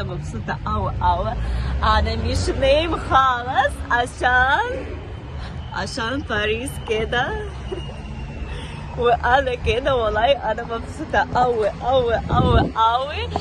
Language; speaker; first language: Arabic; non-native, learner; Russian